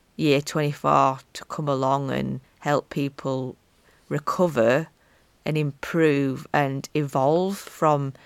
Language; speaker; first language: English; native; English